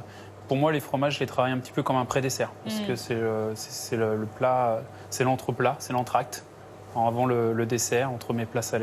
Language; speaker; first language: French; native; French